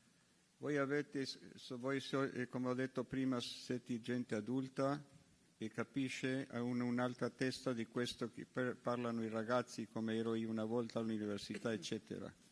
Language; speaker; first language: Italian; non-native, fluent; Hebrew